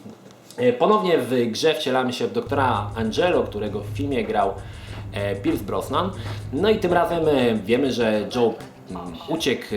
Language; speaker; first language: Polish; native; Polish